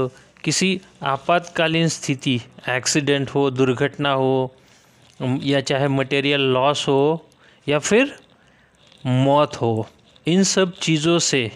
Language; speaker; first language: Hindi; native; Hindi